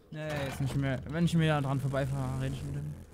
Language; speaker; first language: German; native; German